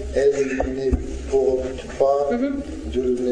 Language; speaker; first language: French; non-native, learner; Russian